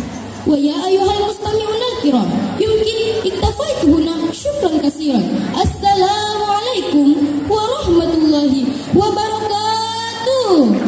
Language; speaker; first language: Arabic; non-native, learner; Indonesian